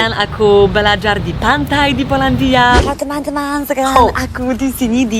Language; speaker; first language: Indonesian; non-native, fluent; Polish